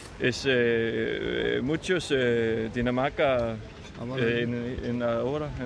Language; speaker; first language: Spanish; non-native, learner; Danish